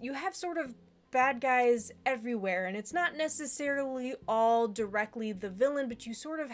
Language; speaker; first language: English; native; English